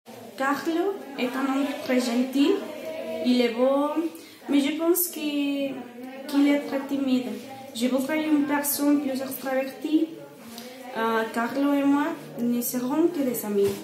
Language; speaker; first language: French; non-native, learner; Spanish